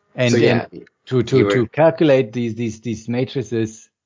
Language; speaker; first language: English; non-native, fluent; German